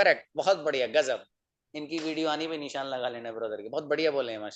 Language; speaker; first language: Hindi; native; Hindi